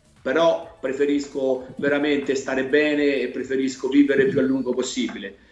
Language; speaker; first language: Italian; native; Italian